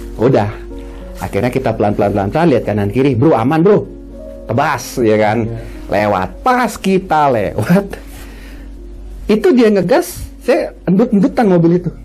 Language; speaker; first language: Indonesian; native; Indonesian